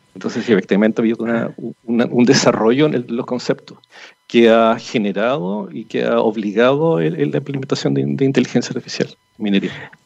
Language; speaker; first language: Spanish; native; Spanish